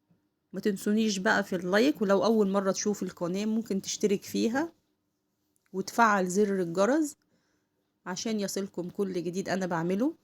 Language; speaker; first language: Arabic; native; Arabic